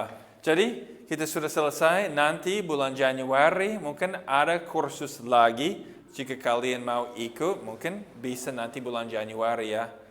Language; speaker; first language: Indonesian; non-native, fluent; English